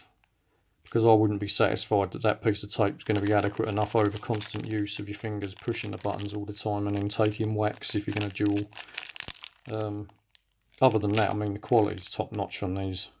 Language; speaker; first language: English; native; English